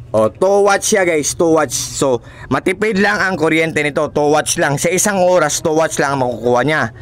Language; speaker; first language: Filipino; non-native, local second language; Cebuano